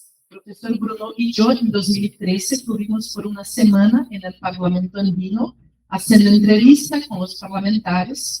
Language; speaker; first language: Spanish; non-native, fluent; Portuguese